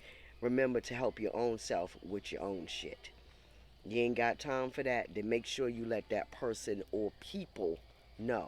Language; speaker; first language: English; native; English